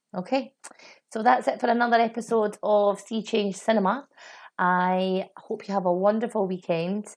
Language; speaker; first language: English; native; English